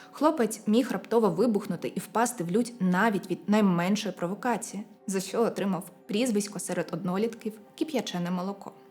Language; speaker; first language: Ukrainian; non-native, local second language; Russian